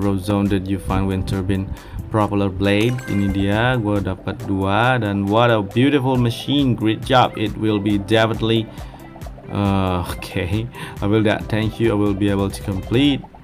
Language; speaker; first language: English; non-native, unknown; Indonesian